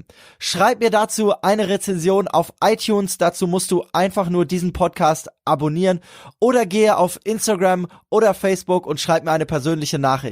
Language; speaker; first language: German; native; German